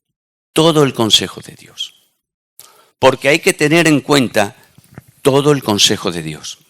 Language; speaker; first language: Spanish; native; Spanish